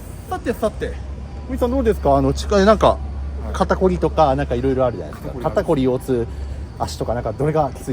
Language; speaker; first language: Japanese; native; Japanese